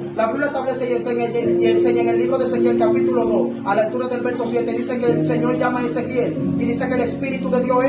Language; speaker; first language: Spanish; native; Spanish